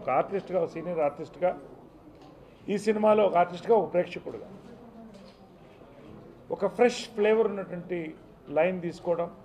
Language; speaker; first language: Telugu; native; Telugu